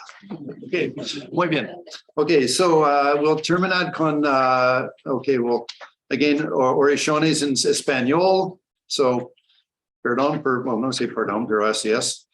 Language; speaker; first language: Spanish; non-native, learner; English